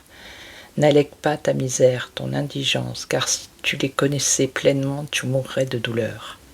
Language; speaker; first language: French; native; French